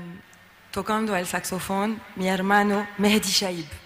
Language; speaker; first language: Spanish; non-native, learner; French